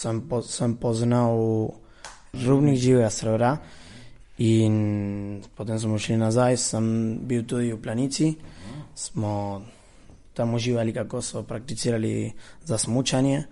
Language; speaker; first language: Slovenian; early bilingual, heritage; Spanish